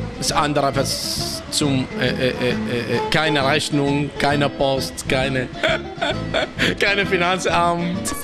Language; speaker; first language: German; non-native, learner; Italian